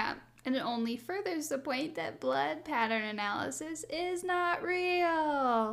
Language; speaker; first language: English; native; English